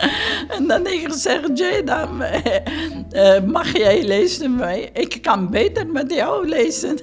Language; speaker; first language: Dutch; non-native, learner; Turkish